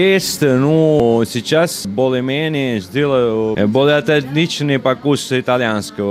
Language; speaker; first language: Russian; non-native, learner; Italian